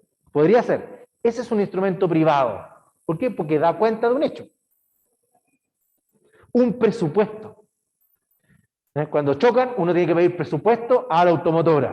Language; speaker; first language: Spanish; native; Spanish